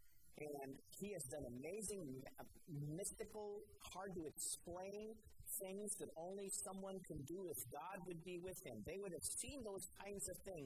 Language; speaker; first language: English; native; English